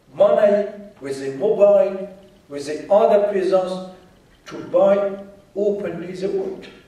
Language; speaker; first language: English; non-native, fluent; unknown